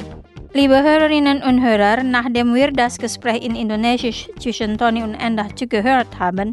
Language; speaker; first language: German; non-native, fluent; Indonesian